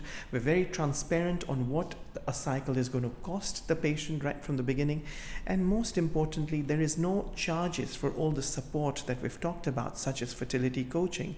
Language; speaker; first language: English; non-native, local second language; Gujarati